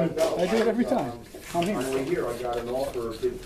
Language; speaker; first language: English; native; English